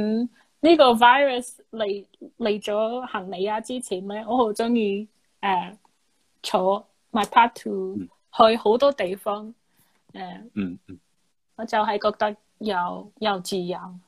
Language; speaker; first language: Chinese; non-native, fluent; English